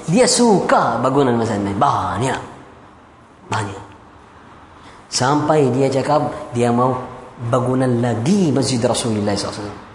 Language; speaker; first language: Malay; non-native, fluent; Arabic